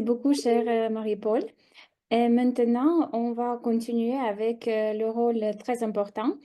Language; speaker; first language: French; non-native, fluent; Russian